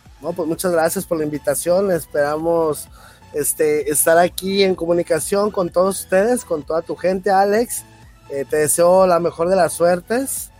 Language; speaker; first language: Spanish; native; Spanish